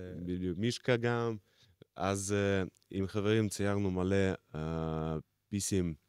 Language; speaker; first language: Hebrew; non-native, fluent; Russian